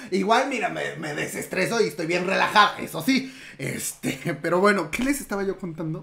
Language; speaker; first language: Spanish; native; Spanish